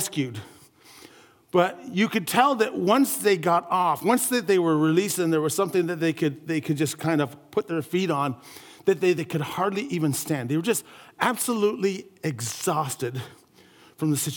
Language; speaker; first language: English; native; English